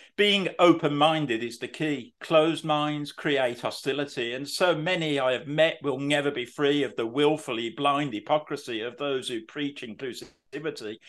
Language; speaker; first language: English; native; English